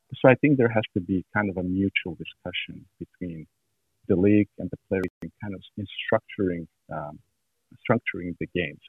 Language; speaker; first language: English; non-native, fluent; Serbian